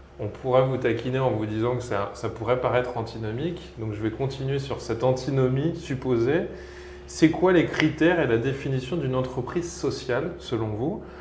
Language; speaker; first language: French; native; French